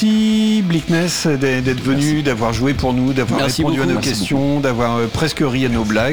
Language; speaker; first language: French; native; French